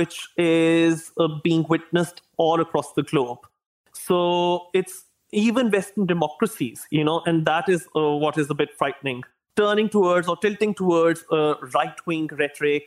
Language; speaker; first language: English; non-native, local second language; Urdu